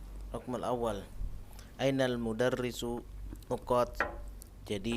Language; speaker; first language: Arabic; non-native, learner; Indonesian